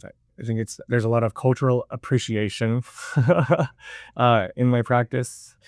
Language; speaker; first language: English; native; English